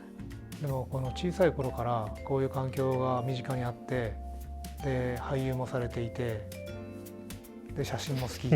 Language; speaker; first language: Japanese; native; Japanese